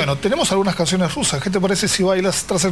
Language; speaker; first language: Spanish; native; Spanish